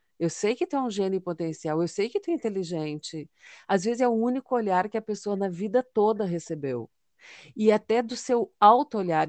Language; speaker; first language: Portuguese; native; Portuguese